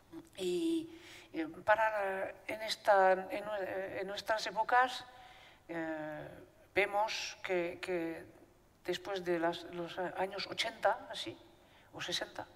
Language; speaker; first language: Spanish; non-native, fluent; Basque